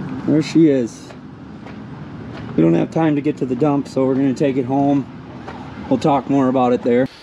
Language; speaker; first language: English; native; English